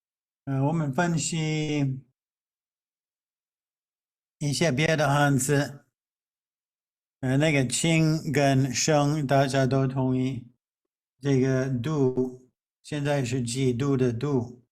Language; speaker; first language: Chinese; non-native, fluent; English